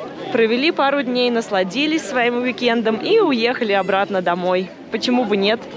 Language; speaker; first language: Russian; native; Russian